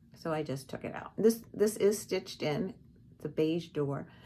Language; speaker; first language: English; native; English